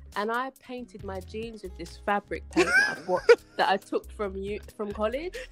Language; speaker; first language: English; native; English